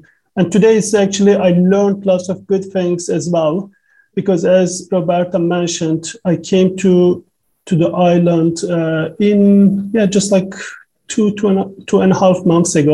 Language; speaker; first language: English; non-native, fluent; Turkish